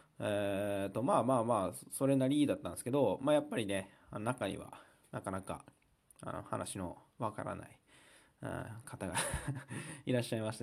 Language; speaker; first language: Japanese; native; Japanese